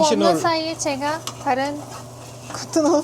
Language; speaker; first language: Korean; non-native, learner; Turkish